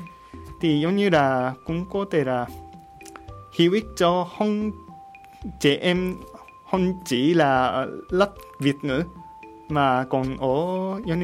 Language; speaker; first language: Vietnamese; non-native, learner; Japanese